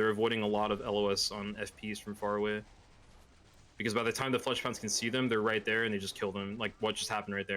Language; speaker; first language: English; native; English